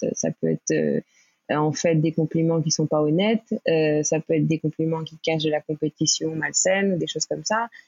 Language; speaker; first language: French; native; French